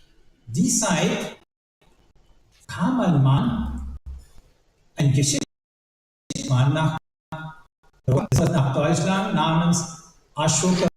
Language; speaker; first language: German; non-native, learner; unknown